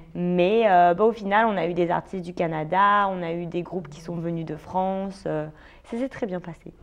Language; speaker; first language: French; native; French